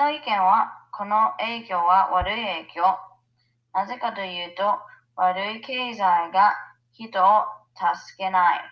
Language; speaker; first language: Japanese; non-native, learner; English